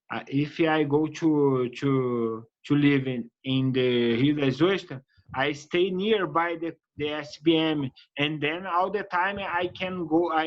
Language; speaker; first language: English; non-native, learner; Portuguese